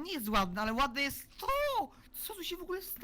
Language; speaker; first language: Polish; native; Polish